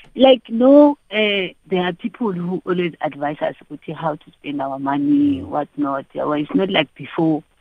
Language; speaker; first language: English; non-native, local second language; Xhosa